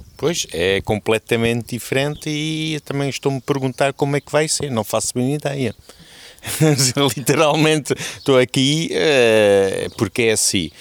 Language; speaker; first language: Portuguese; non-native, fluent; German